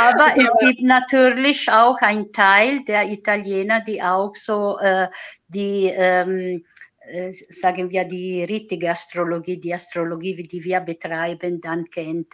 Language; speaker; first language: German; non-native, fluent; Italian